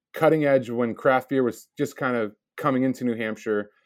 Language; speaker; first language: English; native; English